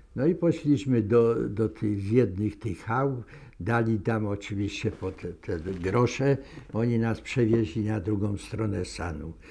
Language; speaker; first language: Polish; native; Polish